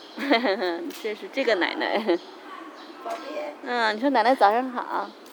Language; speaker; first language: Chinese; native; Chinese